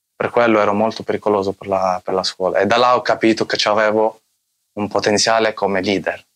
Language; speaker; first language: Italian; early bilingual, other home language; Arabic